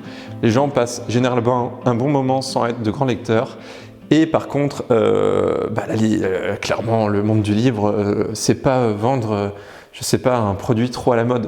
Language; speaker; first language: French; native; French